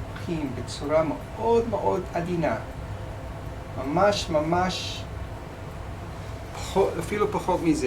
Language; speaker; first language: Hebrew; non-native, fluent; English